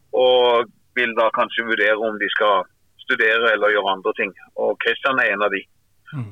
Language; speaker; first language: Norwegian; native; Norwegian